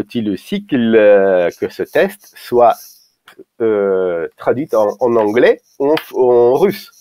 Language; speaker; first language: French; non-native, fluent; Russian